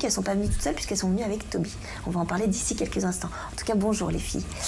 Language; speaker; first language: French; native; French